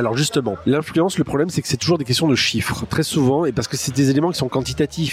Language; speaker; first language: French; native; French